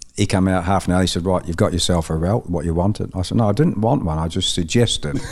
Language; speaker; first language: English; native; English